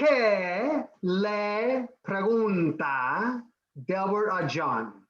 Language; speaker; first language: Spanish; non-native, fluent; English